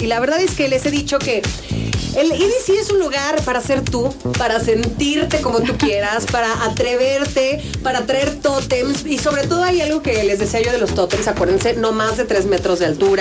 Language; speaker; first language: Spanish; native; Spanish